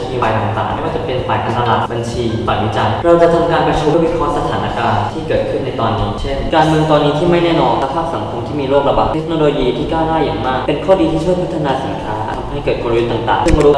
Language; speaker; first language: Thai; native; Thai